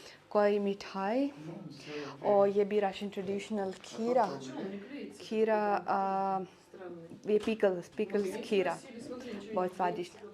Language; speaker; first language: Hindi; non-native, fluent; Russian